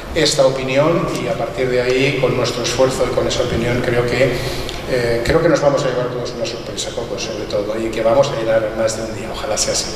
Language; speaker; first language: Spanish; non-native, local second language; Catalan